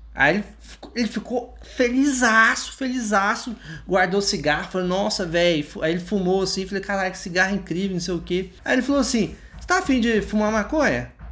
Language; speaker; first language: Portuguese; native; Portuguese